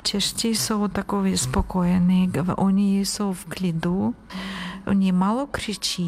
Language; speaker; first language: Czech; non-native, learner; Ukrainian